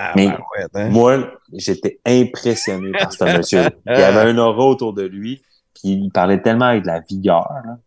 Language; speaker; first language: French; native; French